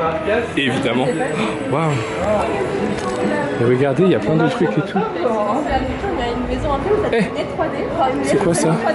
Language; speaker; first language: French; native; French